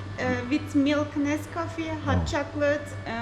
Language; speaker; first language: English; non-native, learner; Turkish